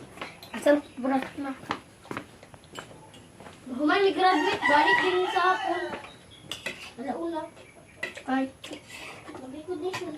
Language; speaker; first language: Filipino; non-native, local second language; Cebuano